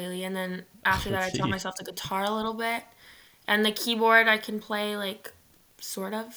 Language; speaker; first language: English; native; English